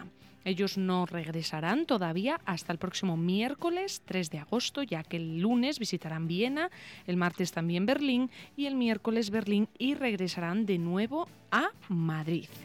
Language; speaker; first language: Spanish; native; Spanish